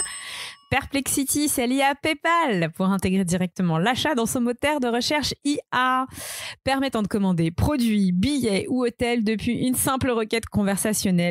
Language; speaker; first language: French; native; French